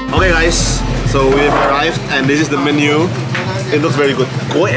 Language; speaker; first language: English; non-native, fluent; Indonesian